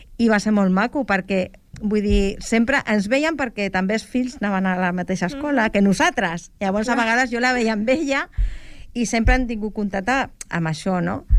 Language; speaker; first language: Catalan; non-native, local second language; Spanish